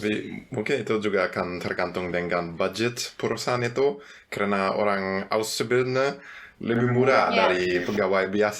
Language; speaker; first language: Indonesian; non-native, fluent; German